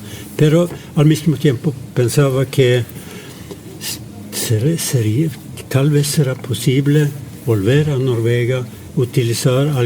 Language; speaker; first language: Spanish; non-native, fluent; Norwegian